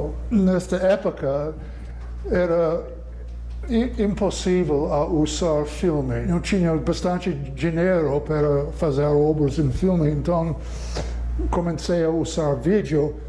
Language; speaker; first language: Portuguese; non-native, learner; English